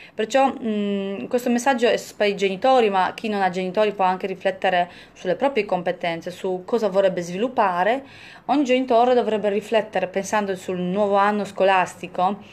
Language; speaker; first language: Italian; non-native, fluent; Polish